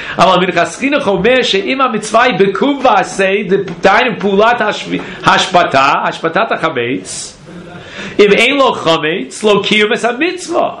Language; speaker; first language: Hebrew; non-native, fluent; English